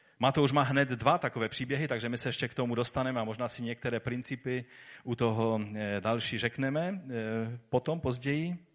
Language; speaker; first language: Czech; native; Czech